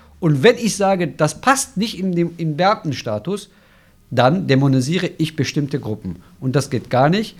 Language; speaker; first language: German; non-native, fluent; Turkish